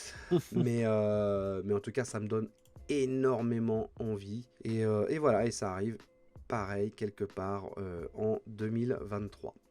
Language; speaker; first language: French; native; French